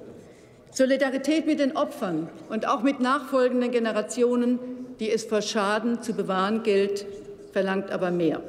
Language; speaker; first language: German; native; German